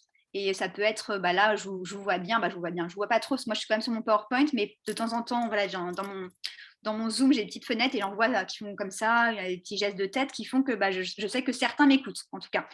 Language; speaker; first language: French; native; French